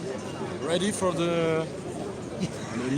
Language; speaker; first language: English; non-native, learner; French